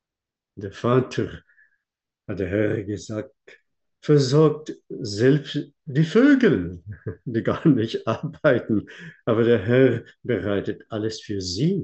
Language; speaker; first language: German; non-native, fluent; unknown